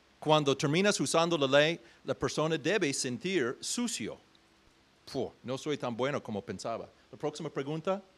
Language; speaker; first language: Spanish; non-native, fluent; English